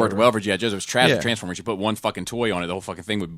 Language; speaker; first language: English; native; English